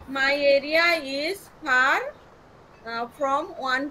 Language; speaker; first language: English; non-native, learner; Bangla